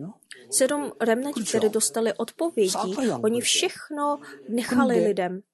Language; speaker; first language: Czech; non-native, fluent; Korean